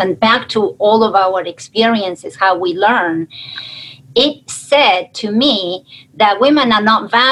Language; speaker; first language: English; non-native, fluent; Spanish